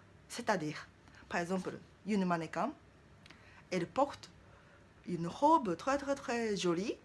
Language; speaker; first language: French; non-native, learner; Japanese